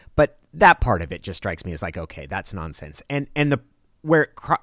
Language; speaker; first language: English; early bilingual, other home language; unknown